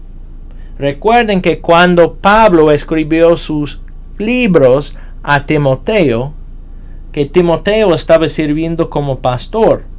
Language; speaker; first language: Spanish; non-native, fluent; English